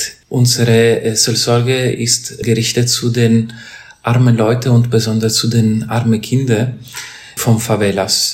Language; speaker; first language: German; non-native, fluent; Italian